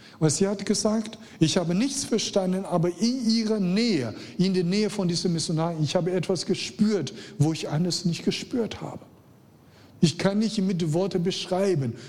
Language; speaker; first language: German; non-native, fluent; Chinese